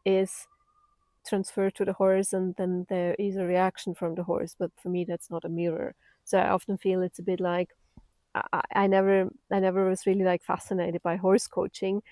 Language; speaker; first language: English; non-native, fluent; German